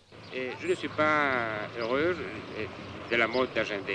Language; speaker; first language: French; non-native, fluent; Spanish